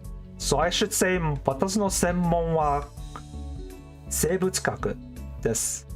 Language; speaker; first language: Japanese; non-native, learner; English